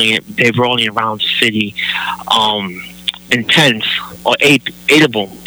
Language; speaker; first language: English; native; English